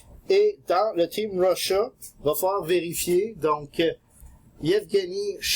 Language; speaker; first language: French; native; French